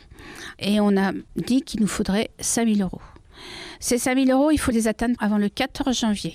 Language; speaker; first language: French; native; French